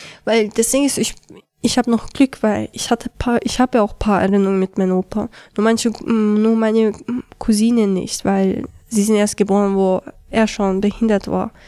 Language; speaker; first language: German; early bilingual, other home language; Chechen